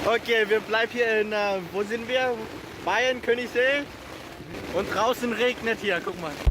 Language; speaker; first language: German; early bilingual, other home language; Vietnamese